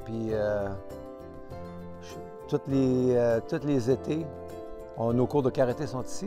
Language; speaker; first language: French; native; French